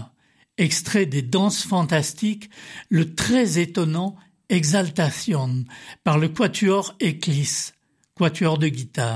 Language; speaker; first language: French; native; French